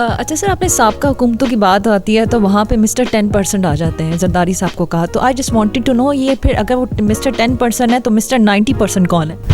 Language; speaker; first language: Urdu; native; Urdu